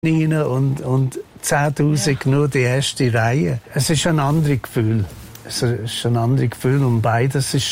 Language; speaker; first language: German; non-native, fluent; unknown